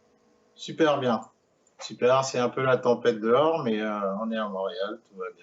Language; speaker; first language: French; native; French